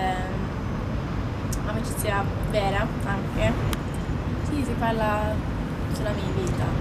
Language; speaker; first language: Italian; non-native, fluent; Maltese